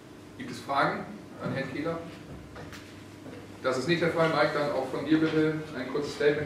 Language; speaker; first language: German; native; German